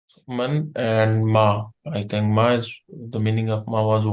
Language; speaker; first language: English; non-native, fluent; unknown